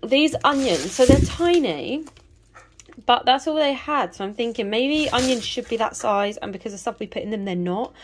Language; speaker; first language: English; native; English